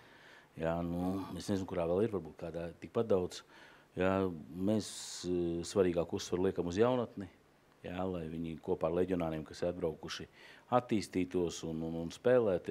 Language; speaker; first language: Latvian; native; Latvian